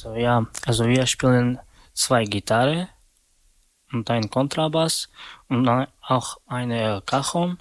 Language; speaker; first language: German; non-native, learner; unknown